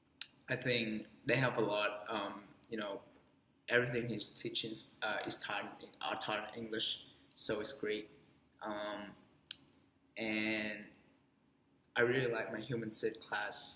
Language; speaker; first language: English; non-native, fluent; Vietnamese